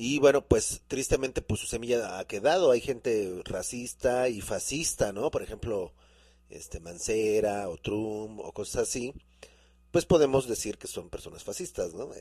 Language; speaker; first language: Spanish; native; Spanish